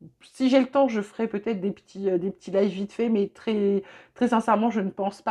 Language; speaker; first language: French; native; French